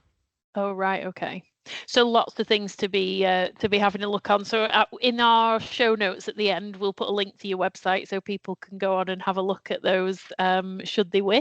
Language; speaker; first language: English; native; English